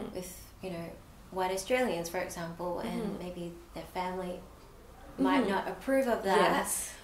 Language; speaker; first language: English; native; English